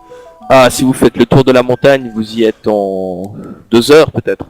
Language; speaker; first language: French; native; French